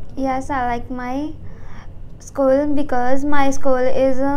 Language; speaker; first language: English; non-native, local second language; Punjabi